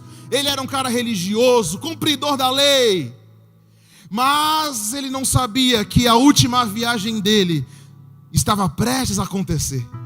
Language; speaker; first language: Portuguese; native; Portuguese